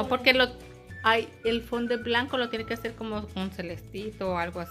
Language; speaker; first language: Spanish; native; Spanish